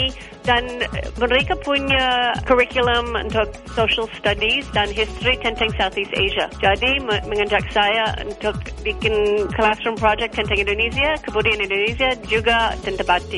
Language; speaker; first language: Indonesian; non-native, learner; English